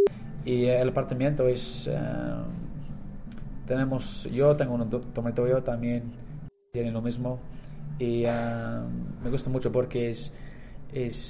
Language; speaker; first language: Spanish; non-native, learner; English